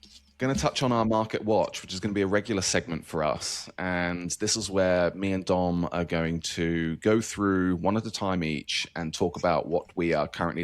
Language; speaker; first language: English; native; English